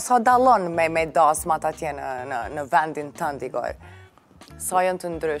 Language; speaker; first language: Albanian; native; Albanian